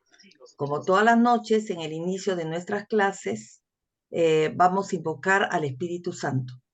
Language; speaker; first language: Spanish; native; Spanish